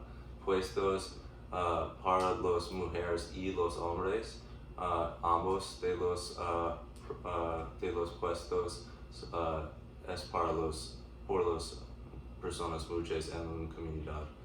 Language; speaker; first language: Spanish; non-native, learner; English